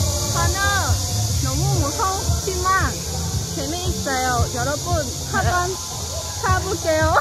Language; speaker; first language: Korean; non-native, learner; Mongolian